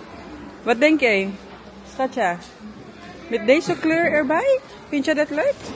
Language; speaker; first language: Dutch; non-native, learner; Cebuano